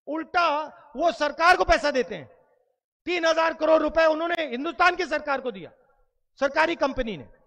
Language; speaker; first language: Hindi; native; Hindi